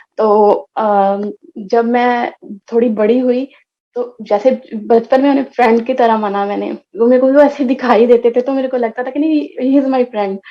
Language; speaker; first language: Hindi; non-native, local second language; Punjabi